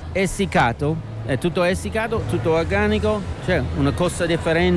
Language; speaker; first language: Italian; non-native, learner; English